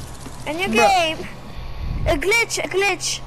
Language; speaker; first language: English; non-native, learner; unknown